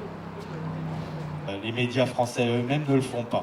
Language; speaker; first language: French; native; French